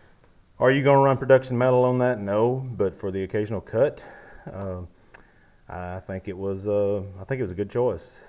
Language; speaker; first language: English; native; English